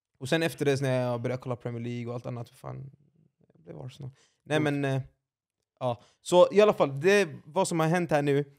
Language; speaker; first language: Swedish; early bilingual, other home language; Arabic